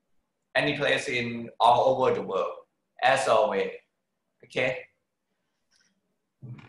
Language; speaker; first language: English; non-native, learner; Thai